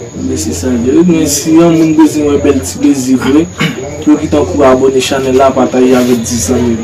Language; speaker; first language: French; non-native, learner; Haitian Creole